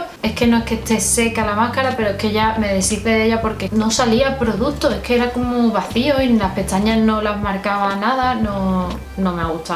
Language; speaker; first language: Spanish; native; Spanish